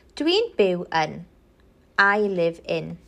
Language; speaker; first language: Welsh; non-native, local second language; English